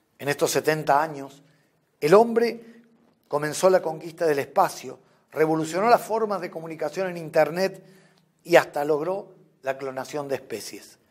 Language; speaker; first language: Spanish; native; Spanish